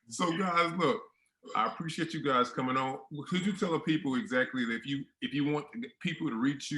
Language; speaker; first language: English; native; English